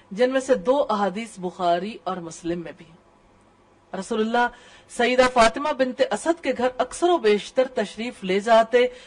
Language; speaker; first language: Urdu; native; Urdu